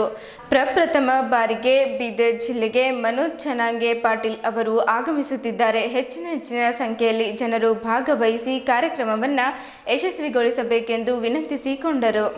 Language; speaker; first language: Kannada; native; Kannada